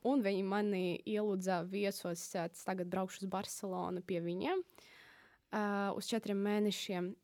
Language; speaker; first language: Latvian; non-native, local second language; Russian